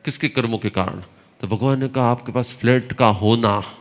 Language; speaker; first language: Hindi; non-native, local second language; Gujarati